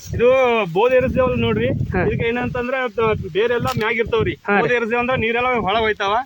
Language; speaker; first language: Kannada; non-native, local second language; Telugu